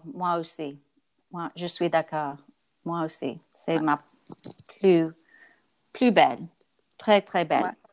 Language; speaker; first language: French; non-native, learner; English